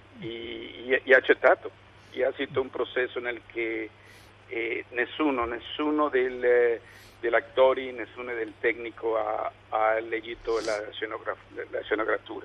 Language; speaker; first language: Italian; non-native, learner; Spanish